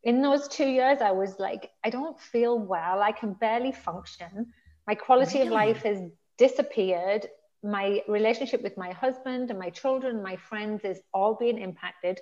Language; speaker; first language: English; native; English